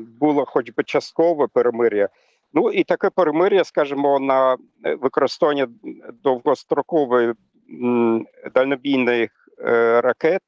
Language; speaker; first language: Ukrainian; non-native, fluent; German